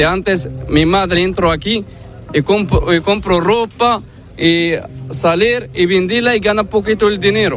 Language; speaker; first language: Spanish; non-native, learner; Arabic